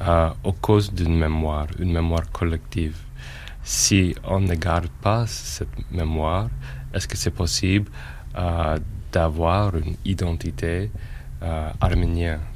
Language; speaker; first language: French; non-native, fluent; English